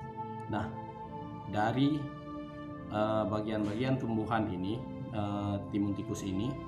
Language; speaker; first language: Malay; non-native, local second language; Achinese